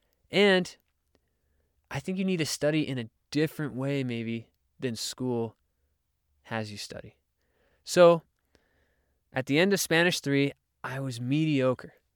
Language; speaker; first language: English; native; English